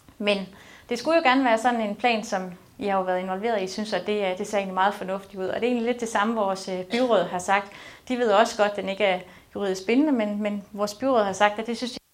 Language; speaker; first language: Danish; native; Danish